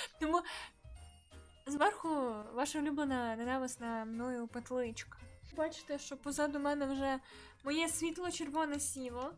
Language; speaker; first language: Ukrainian; native; Ukrainian